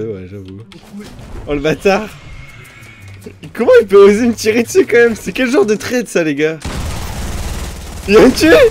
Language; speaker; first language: French; native; French